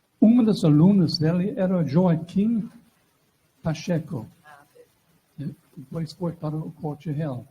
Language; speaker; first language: Portuguese; non-native, fluent; English